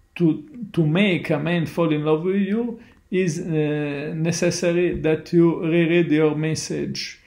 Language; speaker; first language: English; non-native, learner; Italian